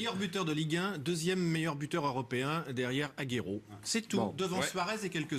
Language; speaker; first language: French; native; French